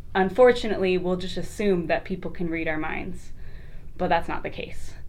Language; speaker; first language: English; native; English